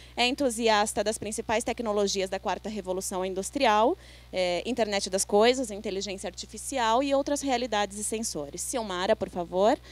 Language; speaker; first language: Portuguese; native; Portuguese